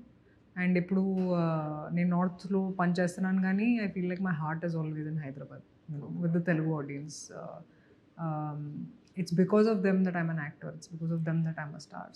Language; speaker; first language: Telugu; non-native, local second language; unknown